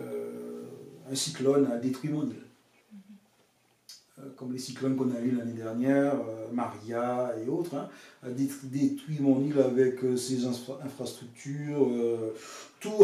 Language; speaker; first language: French; non-native, fluent; English